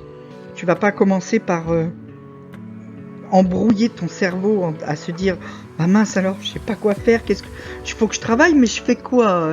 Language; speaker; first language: French; native; French